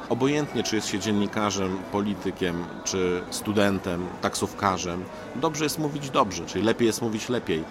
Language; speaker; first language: Polish; native; Polish